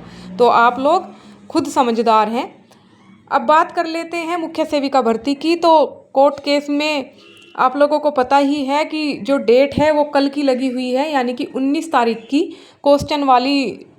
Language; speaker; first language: Hindi; native; Hindi